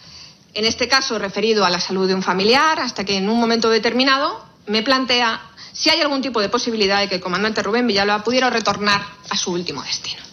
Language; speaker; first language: Spanish; native; Spanish